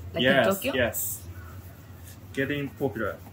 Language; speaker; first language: English; non-native, learner; Japanese